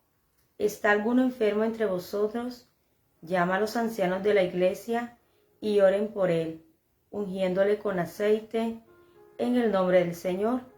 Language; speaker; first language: Spanish; native; Spanish